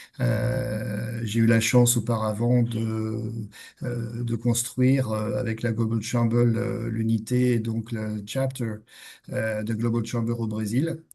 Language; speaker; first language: French; native; French